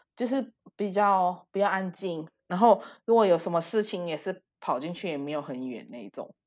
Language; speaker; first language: Chinese; early bilingual, heritage; Chinese